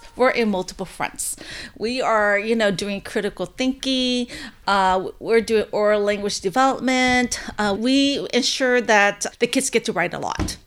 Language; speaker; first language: English; early bilingual, other home language; Hmong